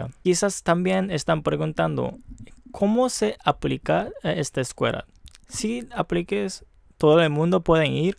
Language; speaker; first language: Spanish; non-native, fluent; Japanese